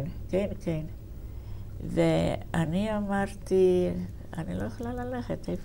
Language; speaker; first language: Hebrew; non-native, fluent; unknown